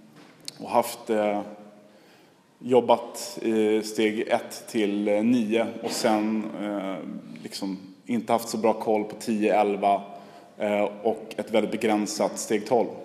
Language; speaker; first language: Swedish; native; Swedish